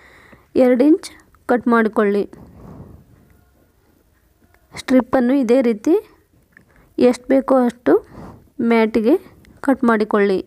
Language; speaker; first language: Kannada; native; Kannada